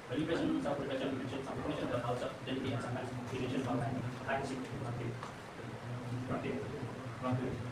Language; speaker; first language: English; non-native, learner; Indonesian